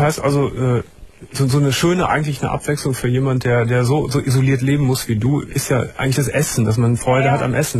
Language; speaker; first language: German; native; German